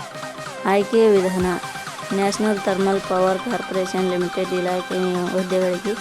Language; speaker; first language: Kannada; native; Kannada